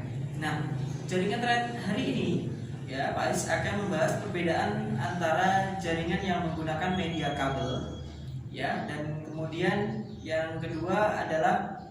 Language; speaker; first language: Indonesian; native; Indonesian